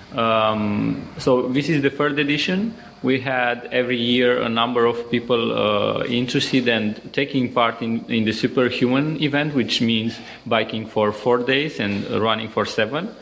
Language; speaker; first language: English; non-native, fluent; Romanian